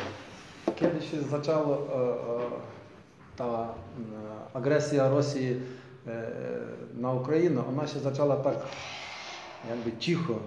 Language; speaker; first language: Polish; non-native, learner; Ukrainian